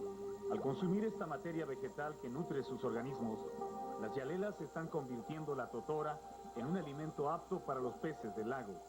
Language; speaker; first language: Spanish; native; Spanish